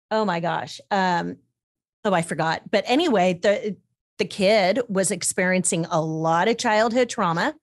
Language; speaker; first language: English; native; English